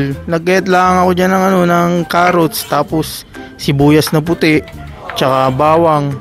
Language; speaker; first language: Filipino; native; Filipino